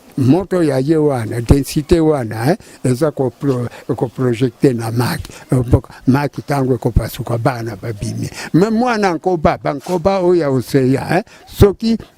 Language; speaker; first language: Lingala; non-native, local second language; Kongo